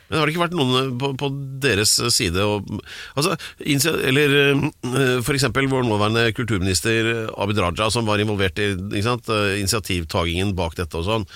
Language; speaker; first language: Norwegian; native; Norwegian